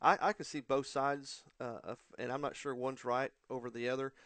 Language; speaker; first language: English; native; English